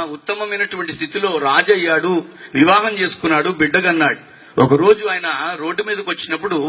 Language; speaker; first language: Telugu; non-native, local second language; Tamil